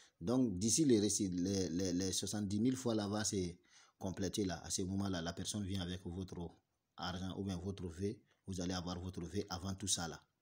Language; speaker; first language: French; non-native, local second language; Bambara